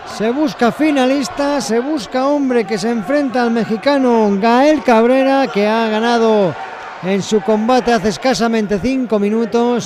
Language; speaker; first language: Spanish; native; Spanish